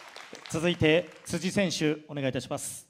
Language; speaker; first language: Japanese; native; Japanese